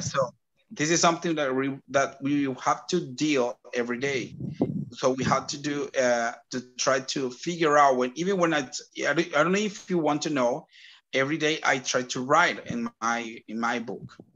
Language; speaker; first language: English; non-native, fluent; Spanish